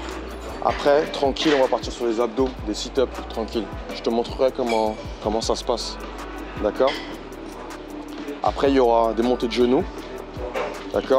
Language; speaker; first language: French; native; French